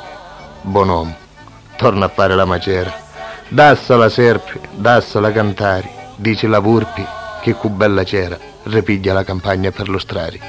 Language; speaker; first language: Italian; native; Italian